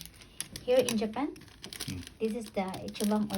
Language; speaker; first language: English; non-native, local second language; Filipino